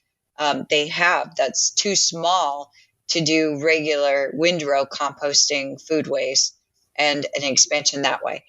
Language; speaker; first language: English; native; English